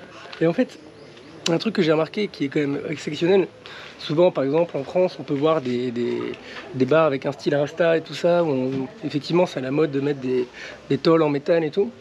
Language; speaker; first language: French; native; French